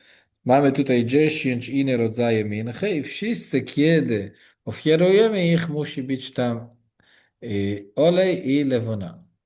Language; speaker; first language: Polish; non-native, learner; Hebrew